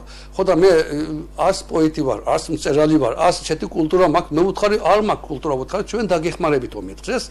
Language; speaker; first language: Georgian; early bilingual, heritage; Georgian